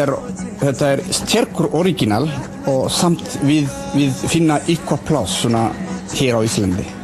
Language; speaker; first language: Icelandic; non-native, learner; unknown